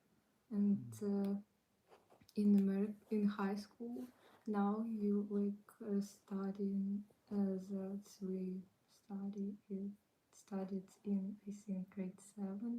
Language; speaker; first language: English; non-native, learner; Ukrainian